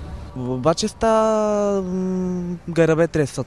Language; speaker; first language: Catalan; non-native, fluent; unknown